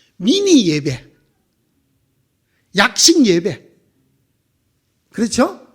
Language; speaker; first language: Korean; native; Korean